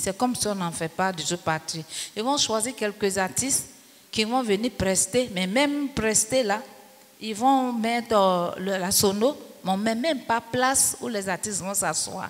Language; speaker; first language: French; non-native, local second language; Baoulé